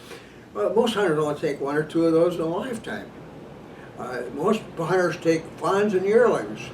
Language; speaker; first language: English; native; English